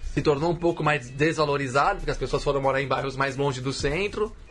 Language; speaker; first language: Portuguese; native; Portuguese